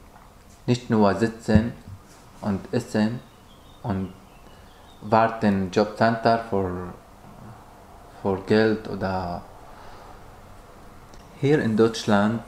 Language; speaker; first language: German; non-native, learner; Arabic